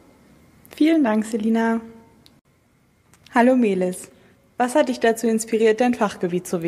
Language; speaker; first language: German; native; German